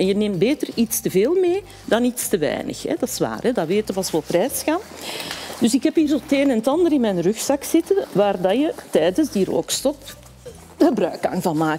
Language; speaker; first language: Dutch; native; Dutch